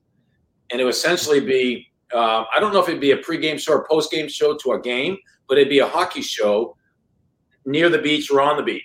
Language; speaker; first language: English; non-native, fluent; French